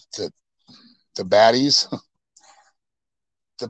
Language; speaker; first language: English; native; English